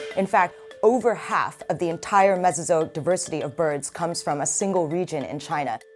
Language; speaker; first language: English; native; English